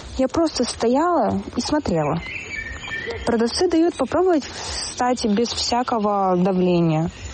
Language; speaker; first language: Russian; native; Russian